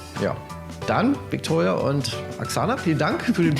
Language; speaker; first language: German; native; German